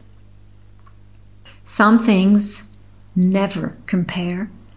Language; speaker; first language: English; non-native, fluent; French